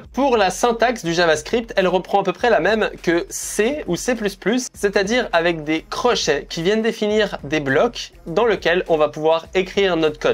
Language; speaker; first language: French; native; French